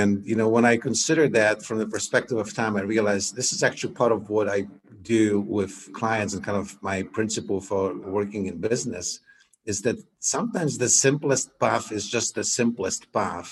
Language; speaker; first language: English; non-native, fluent; Polish